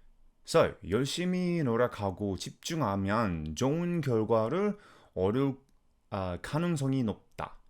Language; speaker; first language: Korean; non-native, fluent; English